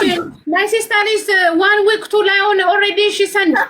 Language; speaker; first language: English; non-native, learner; Amharic